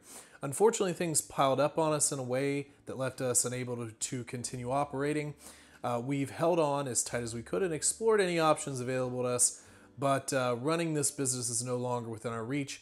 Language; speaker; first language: English; native; English